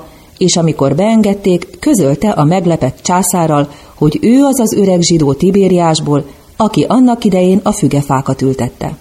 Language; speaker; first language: Hungarian; native; Hungarian